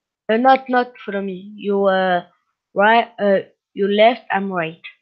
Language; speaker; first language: English; non-native, learner; French